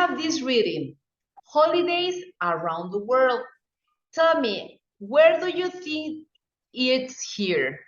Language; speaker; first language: English; non-native, fluent; Spanish